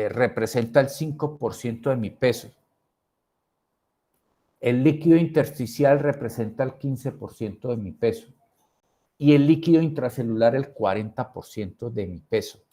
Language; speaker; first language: Spanish; native; Spanish